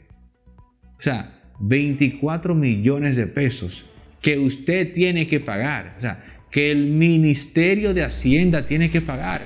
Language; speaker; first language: Spanish; native; Spanish